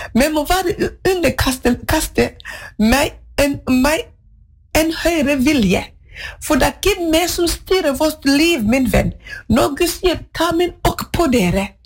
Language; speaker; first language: Norwegian; non-native, fluent; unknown